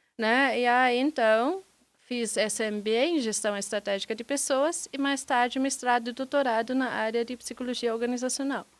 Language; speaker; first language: Portuguese; non-native, fluent; German